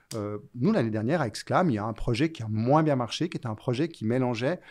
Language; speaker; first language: French; native; French